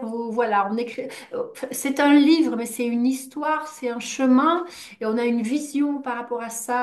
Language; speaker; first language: French; native; French